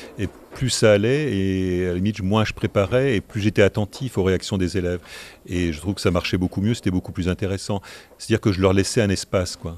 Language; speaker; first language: French; native; French